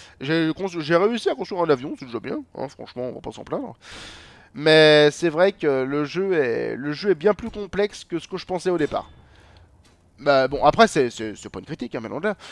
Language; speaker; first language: French; native; French